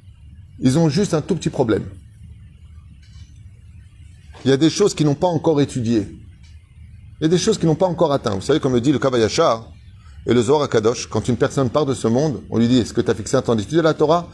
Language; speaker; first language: French; native; French